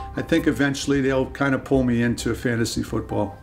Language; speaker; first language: English; native; English